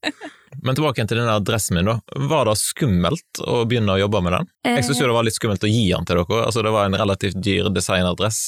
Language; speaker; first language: Norwegian; native; Norwegian